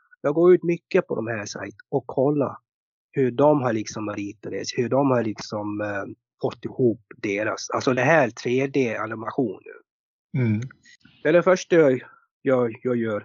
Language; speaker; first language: Swedish; non-native, fluent; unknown